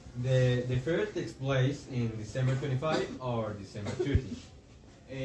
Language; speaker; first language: English; non-native, learner; Spanish